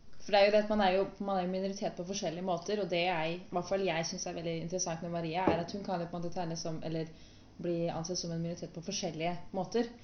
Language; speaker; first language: Norwegian; native; Norwegian